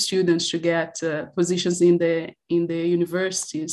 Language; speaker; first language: English; non-native, fluent; Portuguese